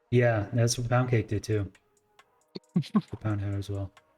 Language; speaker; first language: English; native; English